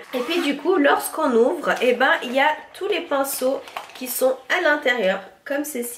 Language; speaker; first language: French; native; French